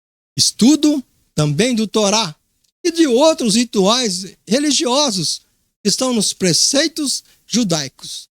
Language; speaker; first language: Portuguese; native; Portuguese